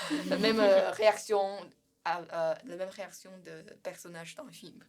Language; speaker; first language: French; non-native, learner; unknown